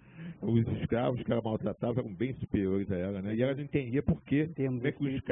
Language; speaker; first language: Portuguese; native; Portuguese